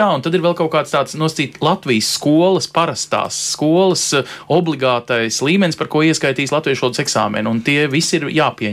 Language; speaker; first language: Latvian; native; Latvian